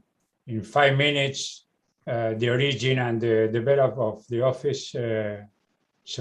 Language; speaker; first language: English; non-native, learner; Spanish